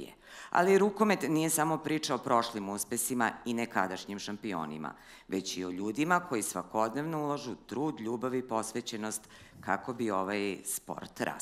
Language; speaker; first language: Serbian; native; Serbian